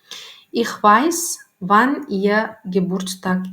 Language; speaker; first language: German; non-native, learner; Turkmen